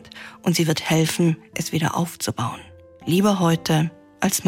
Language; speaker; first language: German; native; German